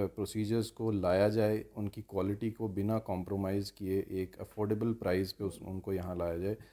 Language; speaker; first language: Hindi; native; Hindi